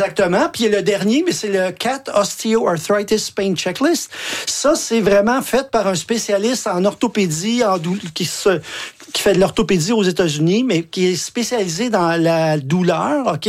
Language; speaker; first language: French; native; French